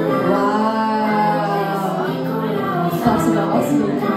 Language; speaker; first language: German; non-native, learner; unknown